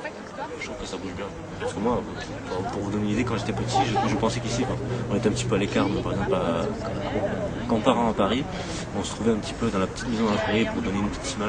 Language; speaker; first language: French; native; French